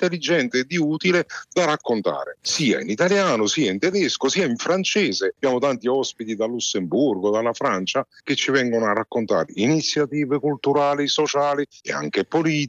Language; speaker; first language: Italian; non-native, local second language; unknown